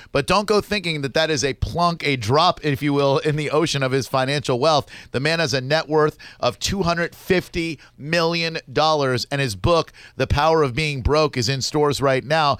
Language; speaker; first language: English; native; English